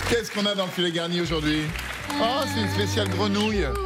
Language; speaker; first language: French; native; French